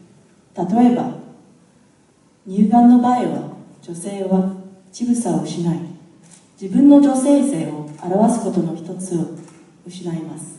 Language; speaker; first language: Japanese; non-native, fluent; English